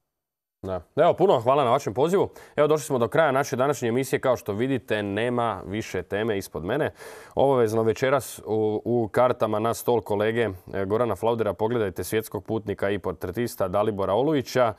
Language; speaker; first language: Serbian; native; Serbian